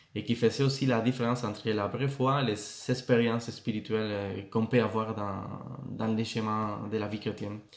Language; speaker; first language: French; non-native, fluent; Spanish